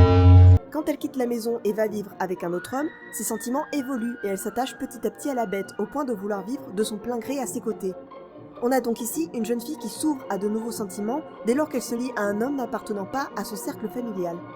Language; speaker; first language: French; native; French